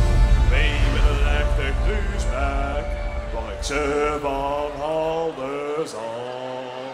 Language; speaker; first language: Dutch; native; Dutch